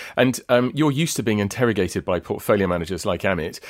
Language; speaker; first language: English; native; English